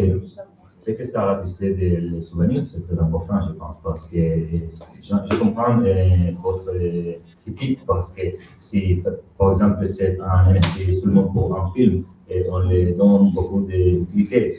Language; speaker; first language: French; non-native, learner; Spanish